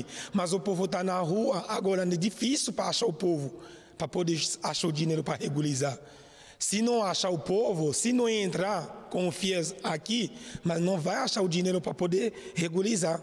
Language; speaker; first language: Portuguese; non-native, learner; Haitian Creole